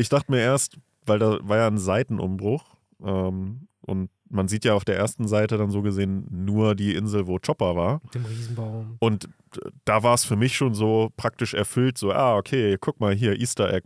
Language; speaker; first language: German; native; German